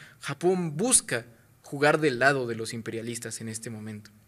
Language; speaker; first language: Spanish; native; Spanish